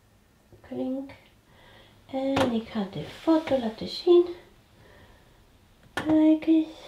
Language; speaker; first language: Dutch; non-native, fluent; Spanish